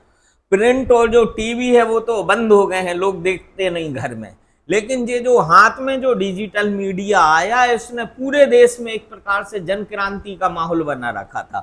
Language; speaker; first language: Hindi; native; Hindi